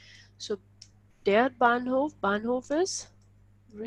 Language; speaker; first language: German; non-native, local second language; Hindi